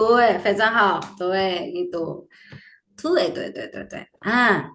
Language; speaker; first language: Chinese; non-native, fluent; Indonesian